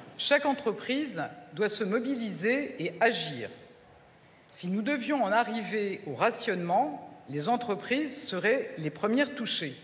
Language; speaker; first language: French; native; French